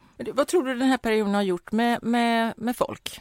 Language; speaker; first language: Swedish; native; Swedish